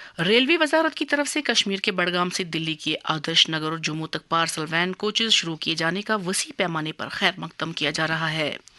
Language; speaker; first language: Urdu; non-native, local second language; Kashmiri